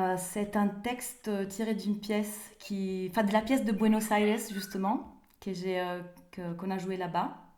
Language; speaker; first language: French; non-native, fluent; Italian